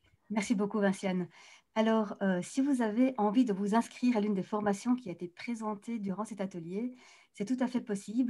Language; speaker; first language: French; native; French